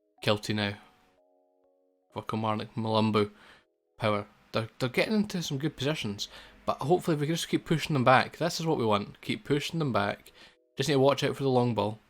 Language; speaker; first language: English; native; English